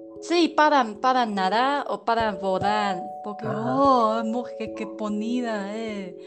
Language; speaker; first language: Spanish; non-native, learner; Chinese